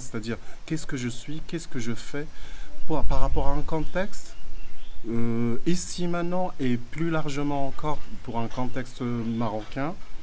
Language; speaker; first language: French; non-native, local second language; Arabic